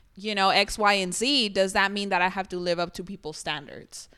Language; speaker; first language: English; early bilingual, other home language; Spanish